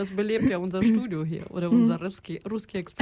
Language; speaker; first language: German; non-native, fluent; Russian